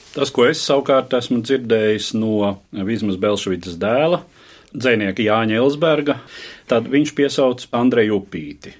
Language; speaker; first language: Latvian; native; Latvian